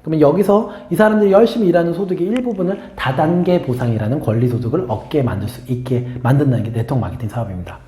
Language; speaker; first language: Korean; native; Korean